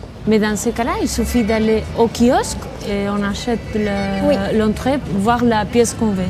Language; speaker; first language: French; non-native, fluent; Spanish